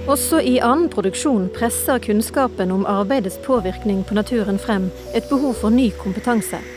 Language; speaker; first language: Norwegian; native; Norwegian